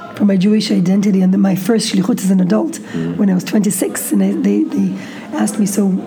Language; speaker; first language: English; non-native, fluent; Hebrew